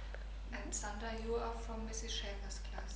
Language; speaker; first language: English; non-native, fluent; German